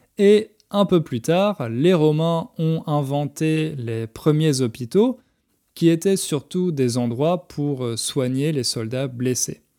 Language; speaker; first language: French; native; French